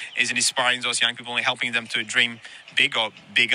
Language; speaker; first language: English; native; English